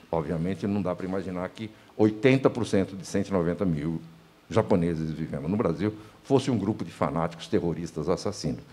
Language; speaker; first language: Portuguese; native; Portuguese